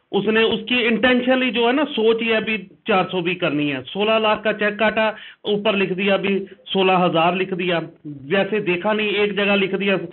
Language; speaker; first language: Hindi; non-native, local second language; Punjabi